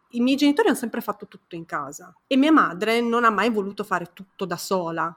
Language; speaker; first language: Italian; early bilingual, other home language; Romanian